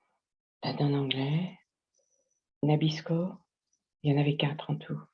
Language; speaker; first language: French; native; French